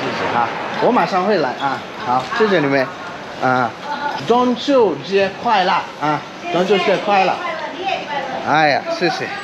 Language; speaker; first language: Chinese; non-native, learner; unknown